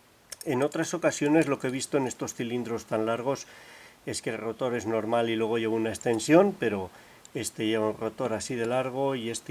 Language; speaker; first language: Spanish; native; Spanish